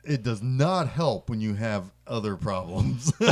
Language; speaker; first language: English; native; English